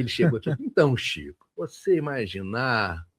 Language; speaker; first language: Portuguese; native; Portuguese